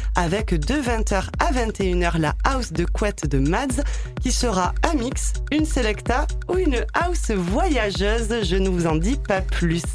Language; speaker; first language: French; native; French